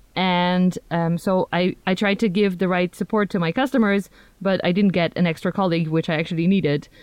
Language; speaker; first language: English; non-native, fluent; Dutch